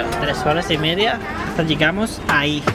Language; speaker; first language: Spanish; non-native, learner; Filipino